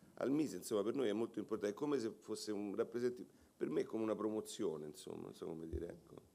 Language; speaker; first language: Italian; native; Italian